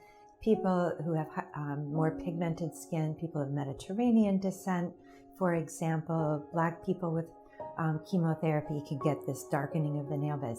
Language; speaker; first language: English; native; English